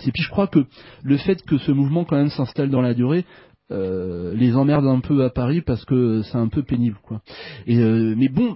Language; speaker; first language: French; native; French